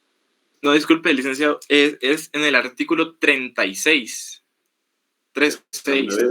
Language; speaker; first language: Spanish; native; Spanish